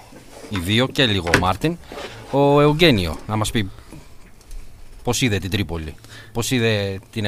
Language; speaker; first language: Greek; native; Greek